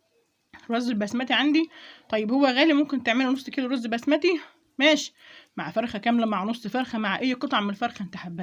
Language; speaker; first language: Arabic; native; Arabic